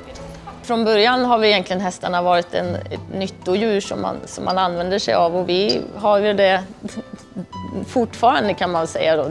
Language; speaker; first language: Swedish; native; Swedish